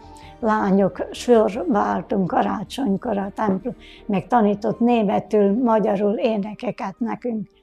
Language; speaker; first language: Hungarian; native; Hungarian